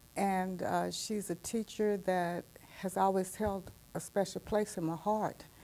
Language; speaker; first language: English; native; English